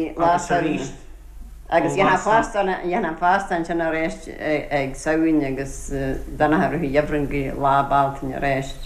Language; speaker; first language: Irish; native; Irish